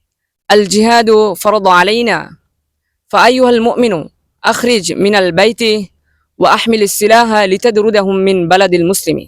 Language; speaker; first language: Arabic; non-native, learner; Bangla